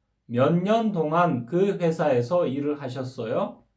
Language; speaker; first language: Korean; non-native, fluent; Kyrgyz